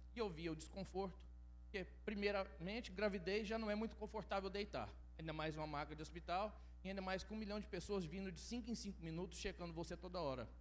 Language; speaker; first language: Portuguese; early bilingual, heritage; Portuguese